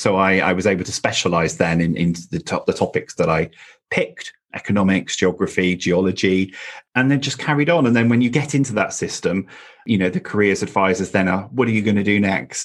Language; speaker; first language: English; native; English